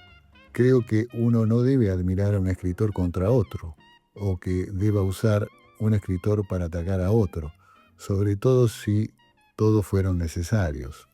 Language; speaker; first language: Spanish; native; Spanish